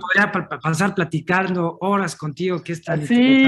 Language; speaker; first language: Spanish; native; Spanish